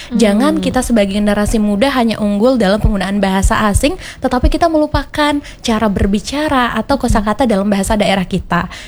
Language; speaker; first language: Indonesian; non-native, local second language; Sasak